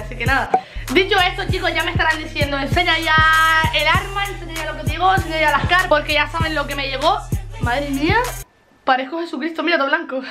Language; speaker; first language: Spanish; native; Spanish